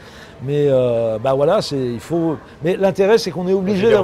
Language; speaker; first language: French; native; French